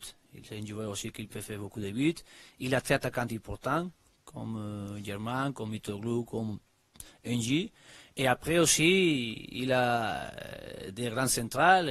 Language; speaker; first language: French; non-native, learner; Spanish